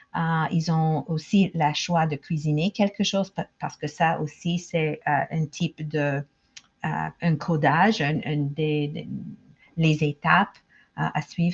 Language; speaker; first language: French; non-native, local second language; English